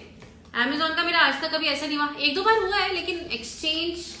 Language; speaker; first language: Hindi; native; Hindi